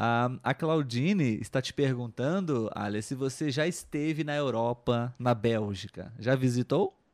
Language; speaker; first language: Portuguese; non-native, learner; Spanish